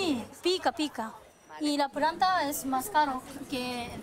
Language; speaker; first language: Spanish; non-native, learner; Japanese